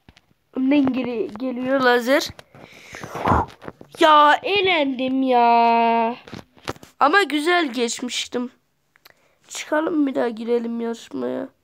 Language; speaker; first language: Turkish; native; Turkish